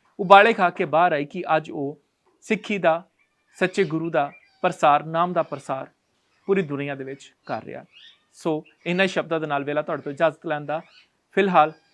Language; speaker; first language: Punjabi; native; Punjabi